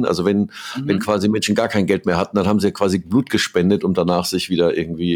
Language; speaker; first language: German; native; German